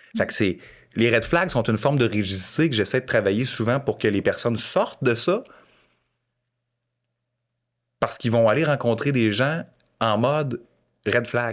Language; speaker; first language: French; native; French